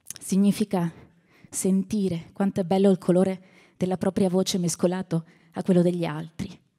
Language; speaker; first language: Italian; native; Italian